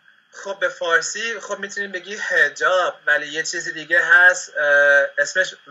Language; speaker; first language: Persian; non-native, fluent; Spanish